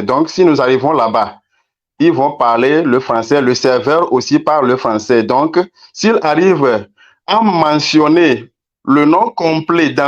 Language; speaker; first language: French; non-native, fluent; Ewe